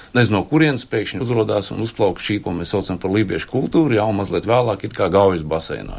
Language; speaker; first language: Latvian; native; Latvian